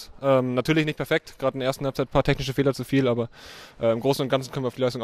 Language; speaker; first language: German; native; German